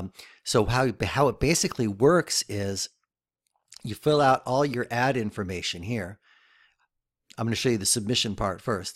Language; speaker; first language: English; native; English